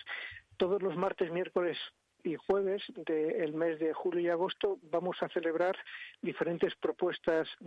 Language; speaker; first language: Spanish; native; Spanish